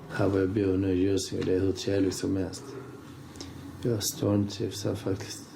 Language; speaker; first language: Swedish; early bilingual, other home language; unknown